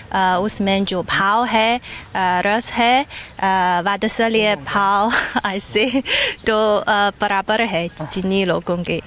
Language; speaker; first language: Hindi; non-native, fluent; Chinese